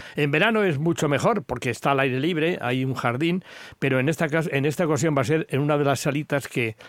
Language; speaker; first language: Spanish; native; Spanish